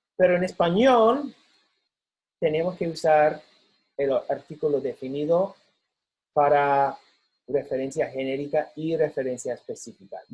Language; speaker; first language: Spanish; non-native, fluent; English